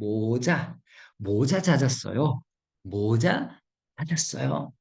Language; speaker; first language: Korean; non-native, fluent; Russian